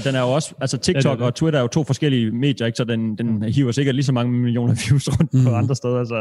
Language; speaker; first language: Danish; native; Danish